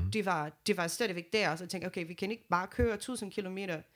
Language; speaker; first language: Danish; non-native, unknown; Portuguese